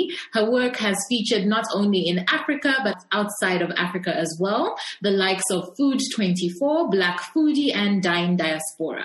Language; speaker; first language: English; non-native, local second language; Bemba